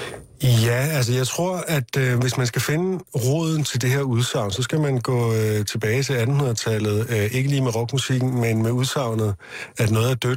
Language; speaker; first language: Danish; native; Danish